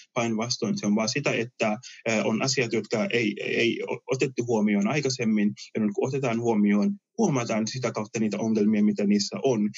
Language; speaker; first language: Finnish; early bilingual, other home language; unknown